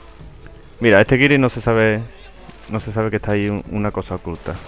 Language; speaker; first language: Spanish; native; Spanish